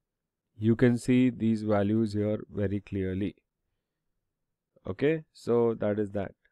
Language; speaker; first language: English; non-native, local second language; Hindi